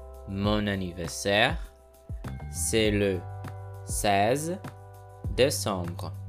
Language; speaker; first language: French; non-native, fluent; Portuguese